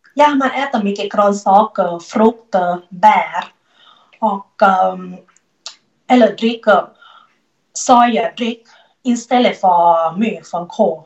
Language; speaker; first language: Swedish; non-native, learner; Thai